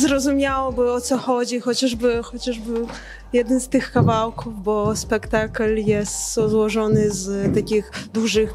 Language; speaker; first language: Polish; non-native, fluent; Belarusian